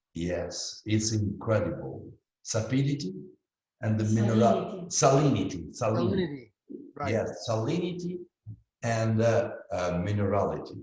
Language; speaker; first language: English; non-native, learner; Italian